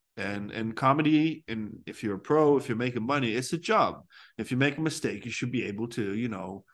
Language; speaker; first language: English; early bilingual, other home language; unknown